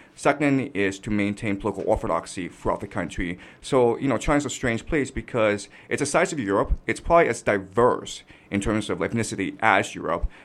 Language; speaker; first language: English; native; English